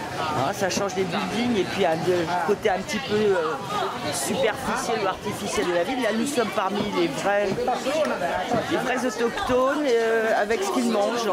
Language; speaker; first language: French; native; French